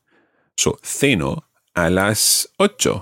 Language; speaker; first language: Spanish; non-native, fluent; English